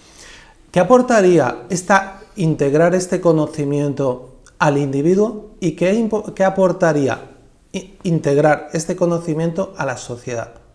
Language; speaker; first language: Spanish; native; Spanish